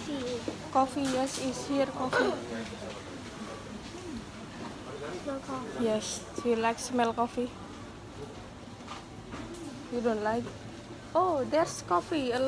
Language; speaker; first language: English; non-native, learner; Indonesian